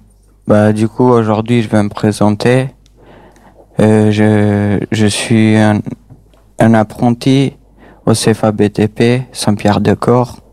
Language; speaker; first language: French; non-native, fluent; Albanian